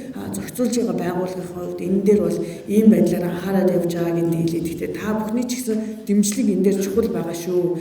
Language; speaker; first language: Mongolian; native; Mongolian